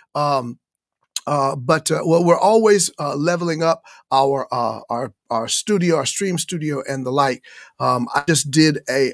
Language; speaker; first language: English; native; English